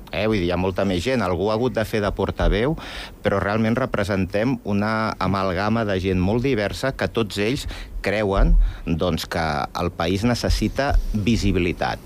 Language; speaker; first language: Catalan; native; Catalan